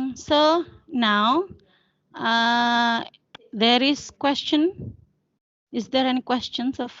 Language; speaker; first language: English; non-native, learner; Indonesian